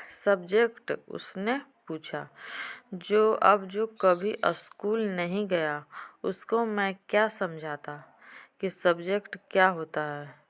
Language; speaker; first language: Hindi; native; Hindi